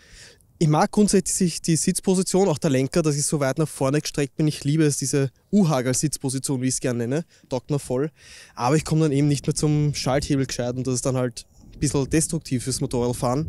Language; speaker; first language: German; native; German